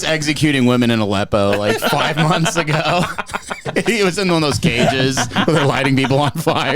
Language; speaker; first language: English; native; English